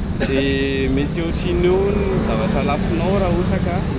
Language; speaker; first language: French; non-native, local second language; Malagasy